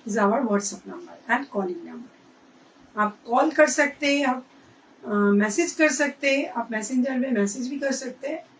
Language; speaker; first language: Hindi; non-native, local second language; Bangla